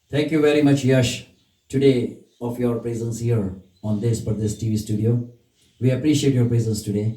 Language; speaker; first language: English; non-native, local second language; Gujarati